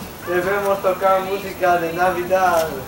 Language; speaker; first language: Spanish; non-native, learner; English